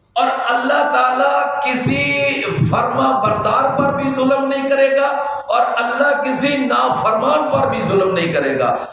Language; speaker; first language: Urdu; non-native, local second language; Punjabi